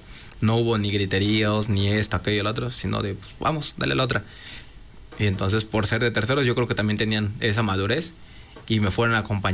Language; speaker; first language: Spanish; native; Spanish